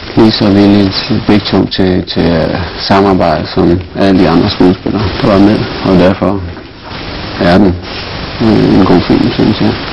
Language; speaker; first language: Danish; early bilingual, heritage; English